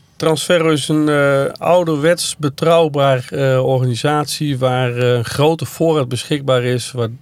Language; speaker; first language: Dutch; native; Dutch